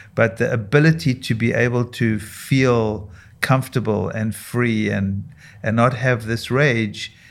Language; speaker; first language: English; native; English